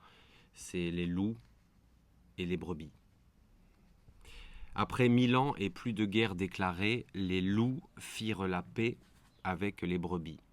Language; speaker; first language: French; native; French